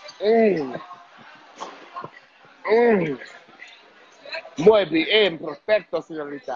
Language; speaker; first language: Spanish; non-native, learner; English